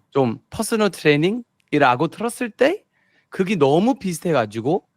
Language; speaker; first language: Korean; non-native, fluent; English